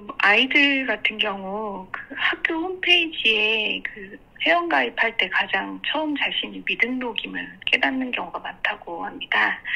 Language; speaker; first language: Korean; native; Korean